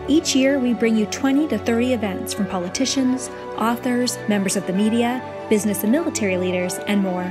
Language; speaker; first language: English; native; English